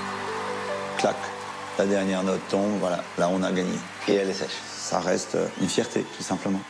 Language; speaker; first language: French; native; French